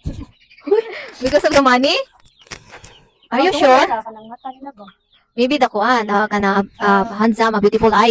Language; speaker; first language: English; non-native, local second language; Cebuano